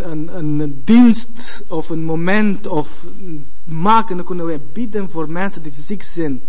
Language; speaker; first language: Dutch; non-native, learner; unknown